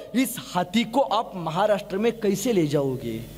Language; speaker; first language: Hindi; non-native, local second language; Marathi